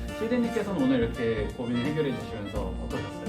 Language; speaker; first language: Korean; native; Korean